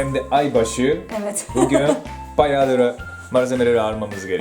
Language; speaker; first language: Turkish; non-native, fluent; Japanese